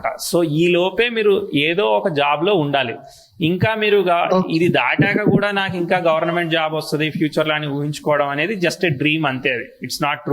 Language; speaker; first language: Telugu; native; Telugu